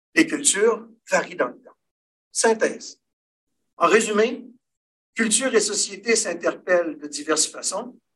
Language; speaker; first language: French; native; French